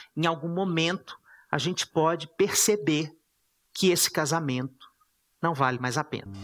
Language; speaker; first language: Portuguese; native; Portuguese